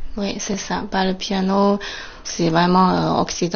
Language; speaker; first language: French; non-native, fluent; Chinese